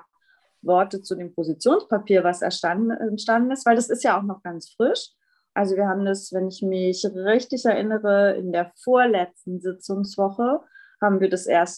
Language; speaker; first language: German; native; German